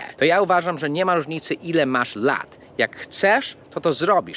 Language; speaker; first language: Polish; early bilingual, heritage; English